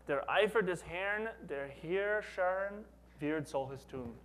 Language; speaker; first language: German; non-native, learner; English